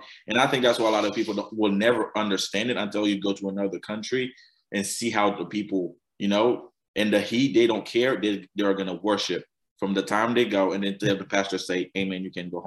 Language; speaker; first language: English; non-native, fluent; Haitian Creole